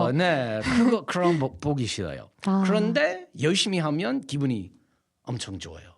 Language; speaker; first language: Korean; non-native, fluent; English